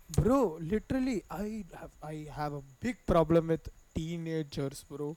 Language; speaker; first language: English; non-native, local second language; Tamil